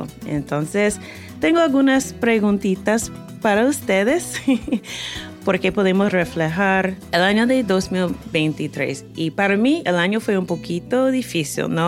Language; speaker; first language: Spanish; non-native, fluent; English